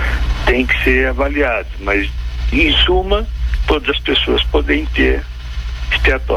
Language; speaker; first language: Portuguese; native; Portuguese